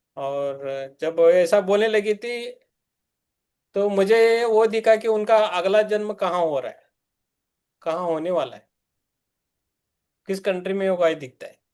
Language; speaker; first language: Hindi; native; Hindi